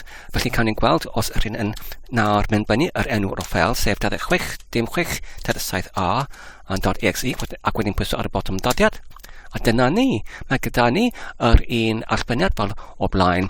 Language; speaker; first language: Welsh; non-native, fluent; English